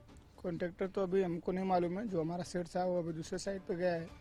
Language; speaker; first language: Hindi; native; Hindi